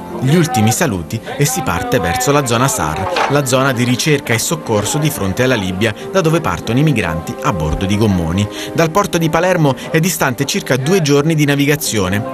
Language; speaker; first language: Italian; native; Italian